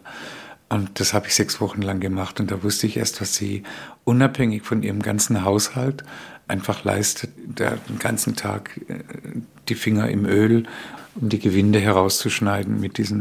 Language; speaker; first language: German; early bilingual, other home language; Spanish